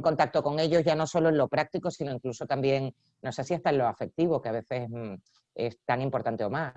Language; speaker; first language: Spanish; native; Spanish